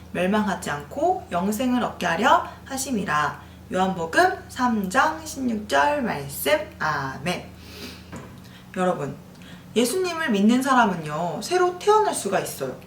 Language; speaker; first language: Korean; native; Korean